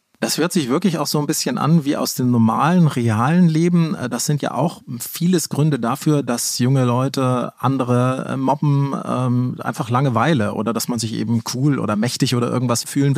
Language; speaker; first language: German; native; German